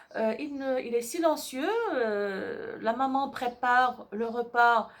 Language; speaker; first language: French; non-native, local second language; Arabic